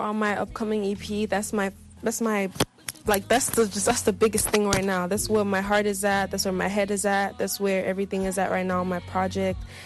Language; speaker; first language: English; non-native, local second language; Igbo